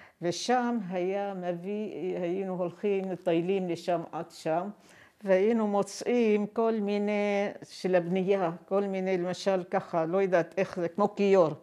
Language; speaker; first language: Hebrew; non-native, fluent; Arabic